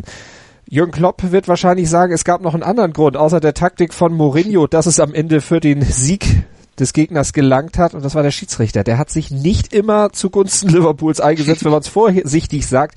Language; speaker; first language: German; native; German